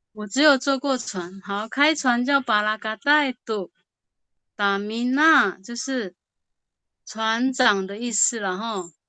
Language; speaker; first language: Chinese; native; Chinese